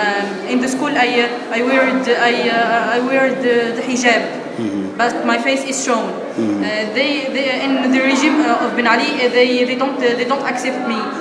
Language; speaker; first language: English; non-native, learner; Arabic